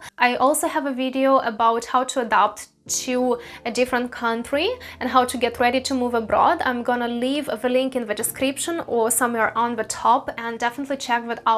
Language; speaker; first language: English; non-native, fluent; Russian